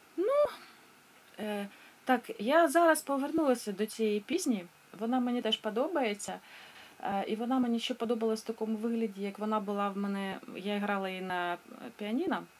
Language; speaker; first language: Ukrainian; non-native, local second language; Russian